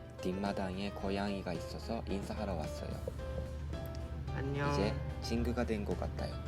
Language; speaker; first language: Korean; non-native, fluent; Japanese